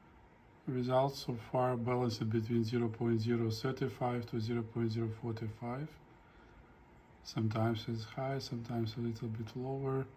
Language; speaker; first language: English; non-native, fluent; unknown